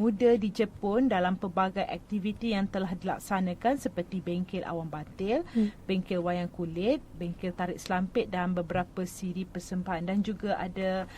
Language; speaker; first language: Malay; native; Malay